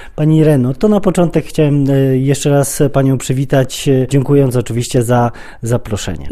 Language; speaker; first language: Polish; native; Polish